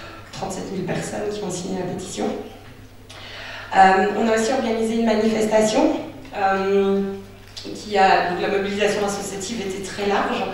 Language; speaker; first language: French; native; French